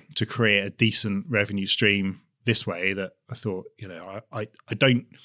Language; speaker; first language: English; native; English